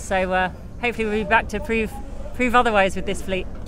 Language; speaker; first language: English; native; English